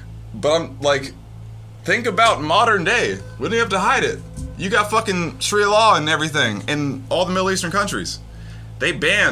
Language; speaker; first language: English; native; English